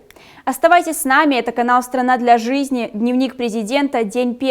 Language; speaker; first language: Russian; native; Russian